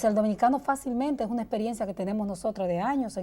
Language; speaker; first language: Spanish; native; Spanish